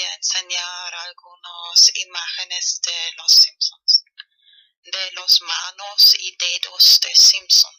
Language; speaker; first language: Spanish; non-native, fluent; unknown